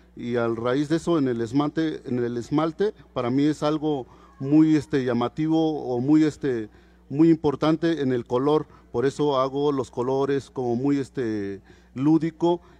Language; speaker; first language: Spanish; non-native, local second language; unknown